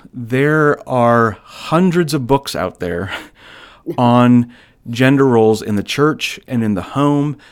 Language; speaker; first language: English; native; English